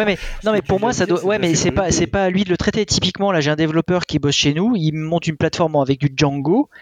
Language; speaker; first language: French; native; French